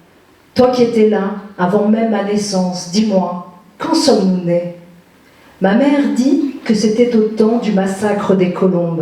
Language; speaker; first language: French; native; French